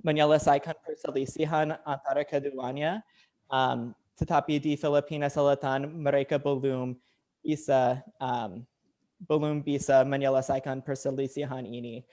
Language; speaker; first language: Indonesian; non-native, learner; English